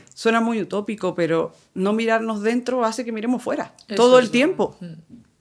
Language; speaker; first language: Spanish; native; Spanish